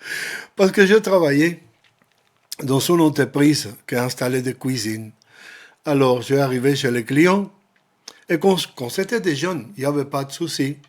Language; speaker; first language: French; non-native, learner; Spanish